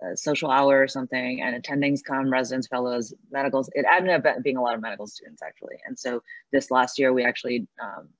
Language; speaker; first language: English; early bilingual, other home language; Chinese